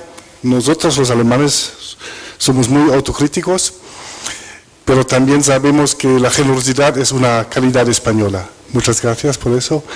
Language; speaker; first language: Spanish; non-native, fluent; German